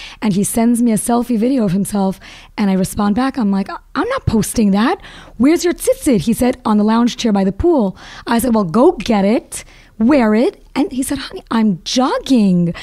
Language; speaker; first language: English; native; English